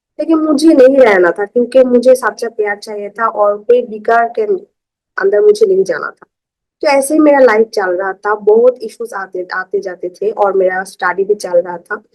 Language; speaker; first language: Hindi; non-native, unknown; Bangla